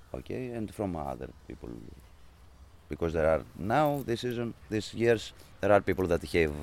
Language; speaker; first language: English; non-native, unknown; Greek